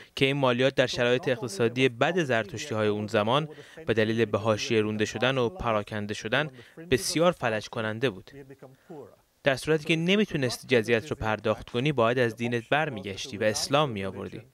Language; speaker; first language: Persian; early bilingual, heritage; Arabic